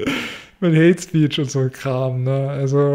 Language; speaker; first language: German; native; German